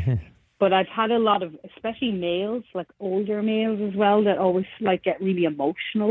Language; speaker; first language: English; native; English